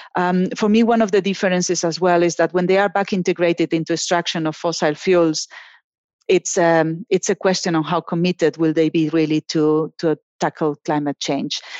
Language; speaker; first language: English; non-native, fluent; Spanish